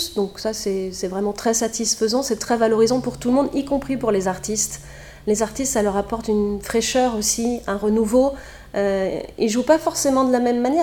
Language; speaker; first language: French; native; French